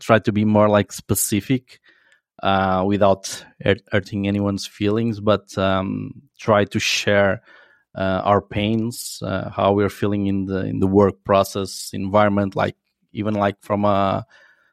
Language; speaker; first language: English; non-native, fluent; Portuguese